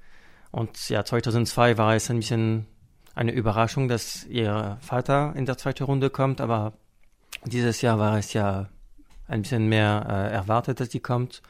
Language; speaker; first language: German; non-native, fluent; French